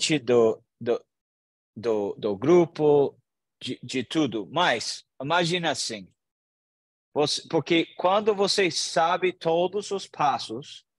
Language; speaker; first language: Portuguese; non-native, learner; English